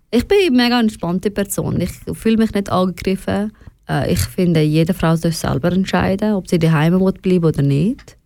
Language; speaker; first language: German; early bilingual, other home language; Persian